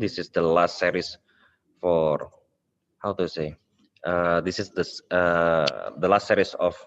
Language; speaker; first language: English; non-native, local second language; Indonesian